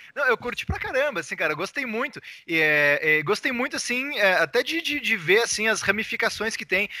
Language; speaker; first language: Portuguese; native; Portuguese